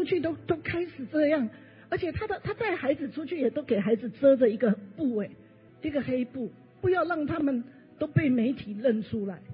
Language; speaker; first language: Chinese; native; Chinese